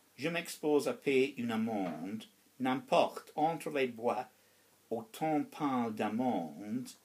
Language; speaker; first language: French; non-native, fluent; English